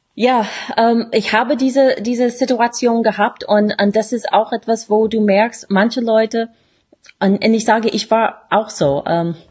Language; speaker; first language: German; non-native, fluent; English